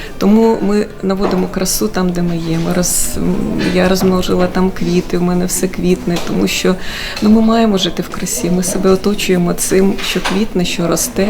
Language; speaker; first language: Ukrainian; native; Ukrainian